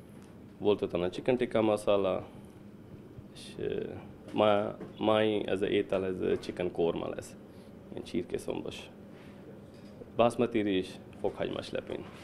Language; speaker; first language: Hungarian; non-native, learner; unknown